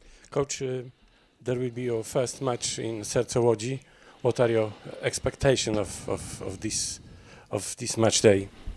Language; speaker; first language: English; non-native, learner; Polish